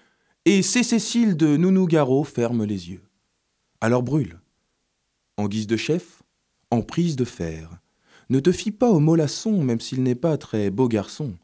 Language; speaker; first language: French; native; French